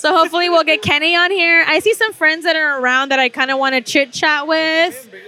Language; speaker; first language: English; early bilingual, other home language; Spanish